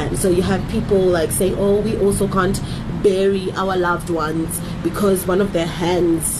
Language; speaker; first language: English; non-native, local second language; Shona